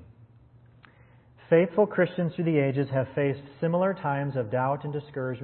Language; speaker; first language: English; native; English